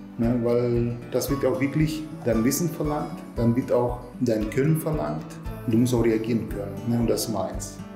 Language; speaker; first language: German; non-native, fluent; Russian